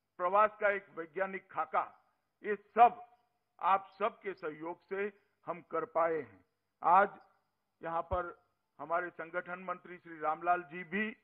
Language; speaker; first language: Hindi; non-native, local second language; Gujarati